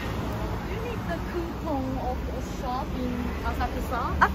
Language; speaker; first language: English; non-native, fluent; Chinese